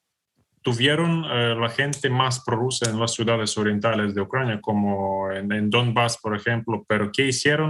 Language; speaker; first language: Spanish; non-native, fluent; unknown